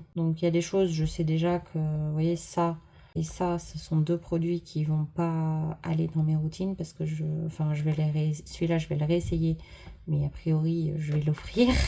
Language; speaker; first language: French; native; French